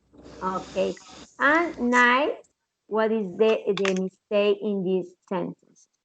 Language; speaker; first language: English; non-native, learner; Spanish